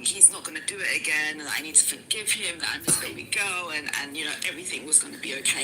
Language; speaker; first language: English; native; English